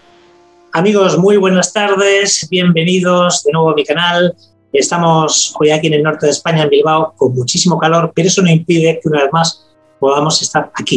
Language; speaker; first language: Spanish; native; Spanish